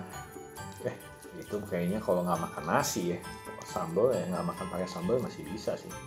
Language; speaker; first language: Indonesian; native; Indonesian